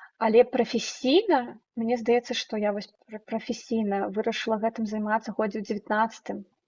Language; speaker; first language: Belarusian; non-native, local second language; Russian